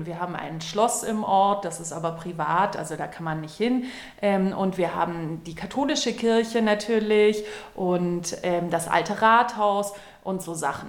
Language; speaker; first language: German; native; German